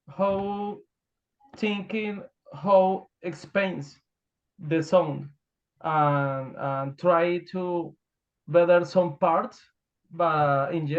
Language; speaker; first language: English; non-native, learner; Spanish